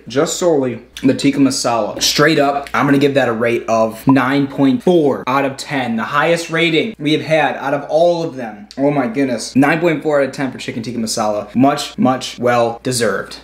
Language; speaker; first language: English; native; English